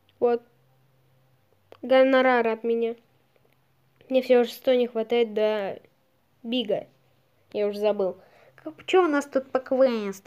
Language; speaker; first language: Russian; native; Russian